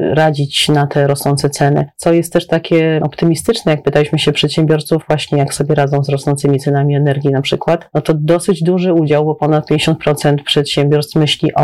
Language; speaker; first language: Polish; native; Polish